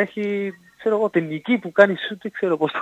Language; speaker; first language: Greek; non-native, fluent; Spanish